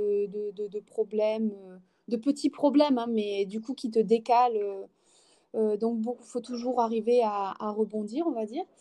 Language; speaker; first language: French; native; French